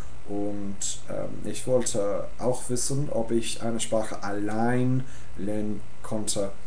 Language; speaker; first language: German; non-native, learner; English